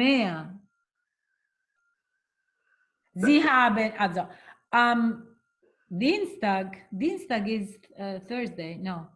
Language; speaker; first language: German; non-native, learner; Italian